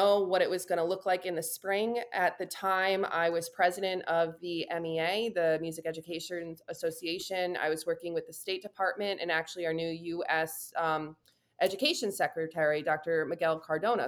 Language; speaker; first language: English; native; English